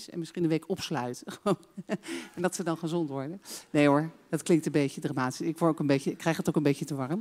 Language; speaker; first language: Dutch; native; Dutch